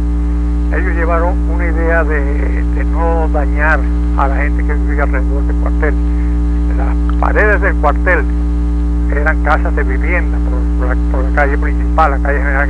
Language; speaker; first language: Spanish; native; Spanish